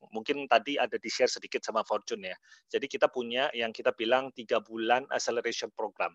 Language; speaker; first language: Indonesian; native; Indonesian